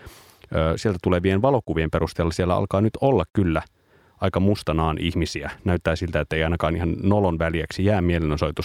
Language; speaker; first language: Finnish; native; Finnish